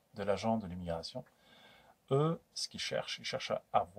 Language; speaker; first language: French; non-native, local second language; Kabyle